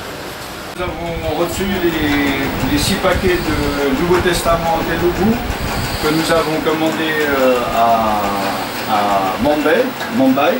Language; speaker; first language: French; native; French